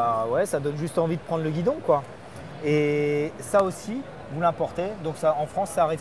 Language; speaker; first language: French; native; French